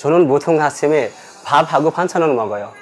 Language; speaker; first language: Korean; non-native, learner; Bangla